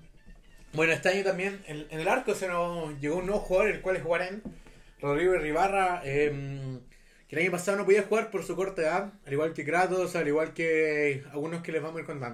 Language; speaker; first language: Spanish; native; Spanish